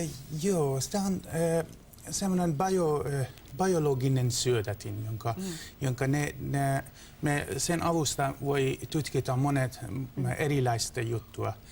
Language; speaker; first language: Finnish; non-native, learner; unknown